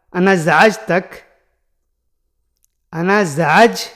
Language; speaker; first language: Arabic; non-native, fluent; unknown